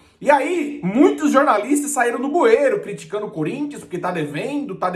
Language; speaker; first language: Portuguese; native; Portuguese